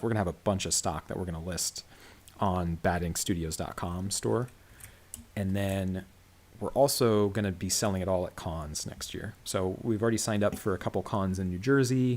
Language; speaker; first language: English; native; English